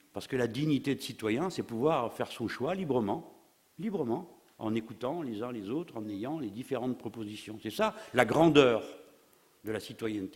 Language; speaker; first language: French; native; French